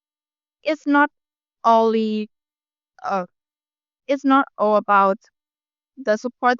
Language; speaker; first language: English; non-native, learner; Vietnamese